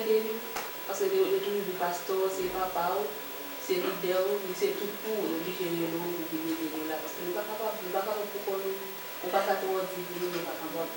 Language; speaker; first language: Haitian Creole; native; Haitian Creole